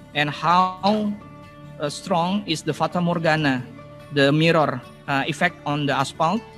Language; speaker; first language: English; non-native, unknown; Indonesian